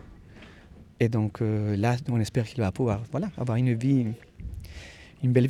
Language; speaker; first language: French; native; French